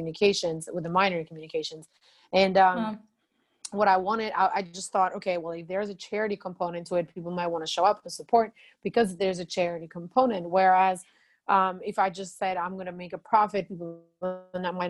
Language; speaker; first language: English; non-native, fluent; Albanian